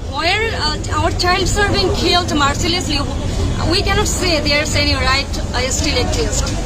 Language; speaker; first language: English; non-native, local second language; Bangla